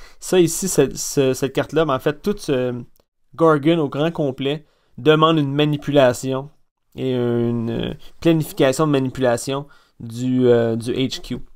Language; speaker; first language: French; native; French